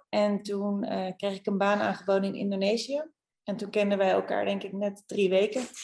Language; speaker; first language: Dutch; native; Dutch